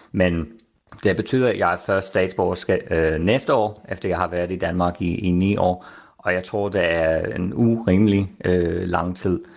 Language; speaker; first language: Danish; non-native, fluent; English